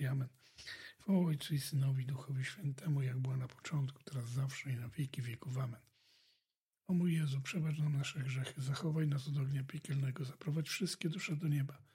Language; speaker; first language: Polish; native; Polish